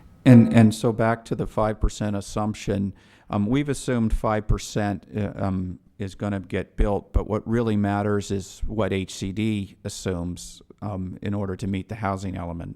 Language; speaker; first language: English; native; English